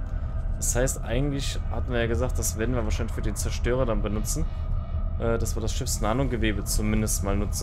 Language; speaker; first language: German; native; German